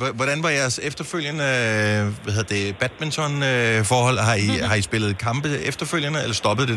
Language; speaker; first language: Danish; native; Danish